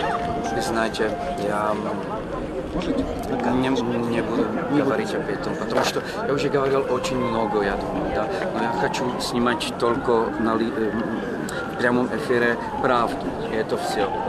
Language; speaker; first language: Russian; non-native, learner; Czech